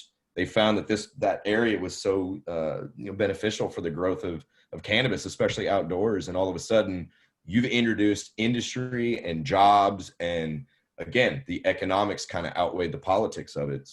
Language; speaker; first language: English; native; English